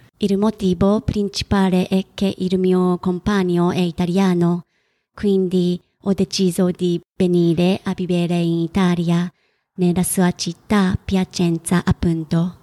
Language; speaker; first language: Italian; non-native, fluent; Japanese